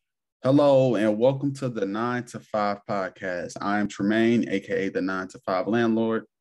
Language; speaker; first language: English; native; English